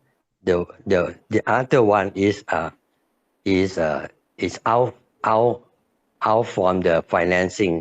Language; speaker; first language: English; non-native, learner; Thai